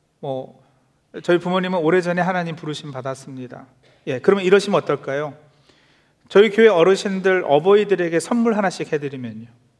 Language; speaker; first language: Korean; native; Korean